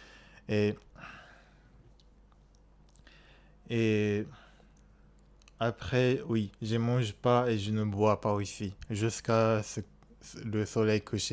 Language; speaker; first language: French; non-native, learner; Japanese